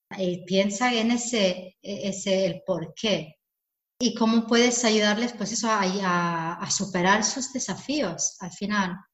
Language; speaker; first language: Spanish; non-native, fluent; English